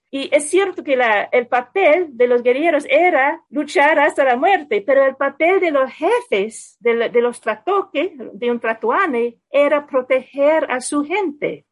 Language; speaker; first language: Spanish; non-native, fluent; English